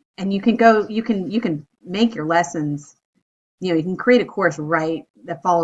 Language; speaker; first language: English; native; English